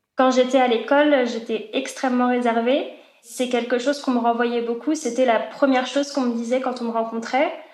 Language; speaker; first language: French; native; French